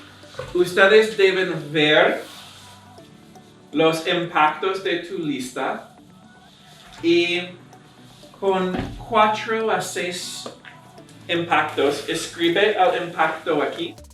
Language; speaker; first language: Spanish; non-native, fluent; English